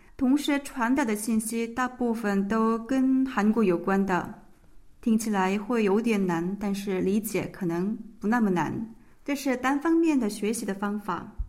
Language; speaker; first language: Chinese; non-native, fluent; Korean